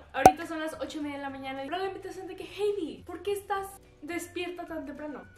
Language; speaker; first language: Spanish; early bilingual, heritage; Spanish